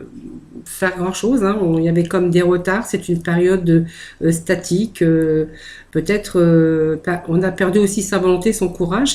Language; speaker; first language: French; native; French